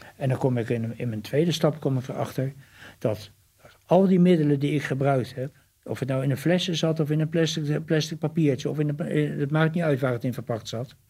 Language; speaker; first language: Dutch; native; Dutch